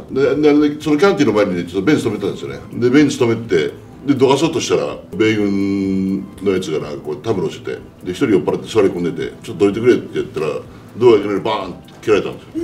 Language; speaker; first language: Japanese; native; Japanese